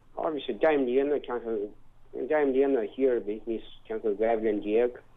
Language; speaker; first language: Irish; native; Irish